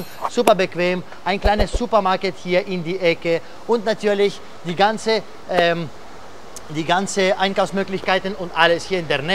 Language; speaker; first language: German; non-native, fluent; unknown